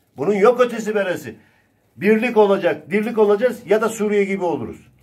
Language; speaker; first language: Turkish; native; Turkish